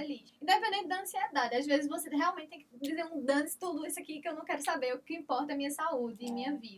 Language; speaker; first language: Portuguese; native; Portuguese